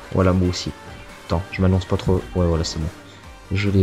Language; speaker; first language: French; native; French